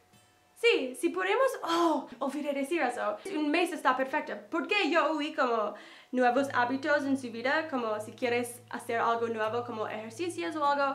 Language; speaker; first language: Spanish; non-native, fluent; English